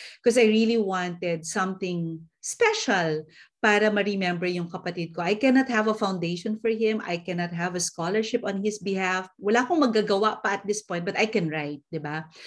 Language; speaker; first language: English; non-native, local second language; Filipino